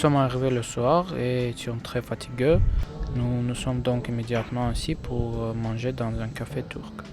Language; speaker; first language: French; non-native, learner; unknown